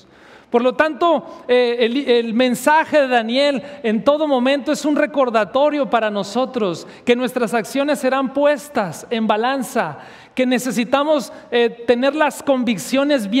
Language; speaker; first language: Spanish; native; Spanish